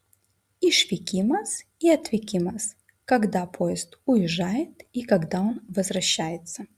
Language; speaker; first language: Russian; non-native, fluent; Lithuanian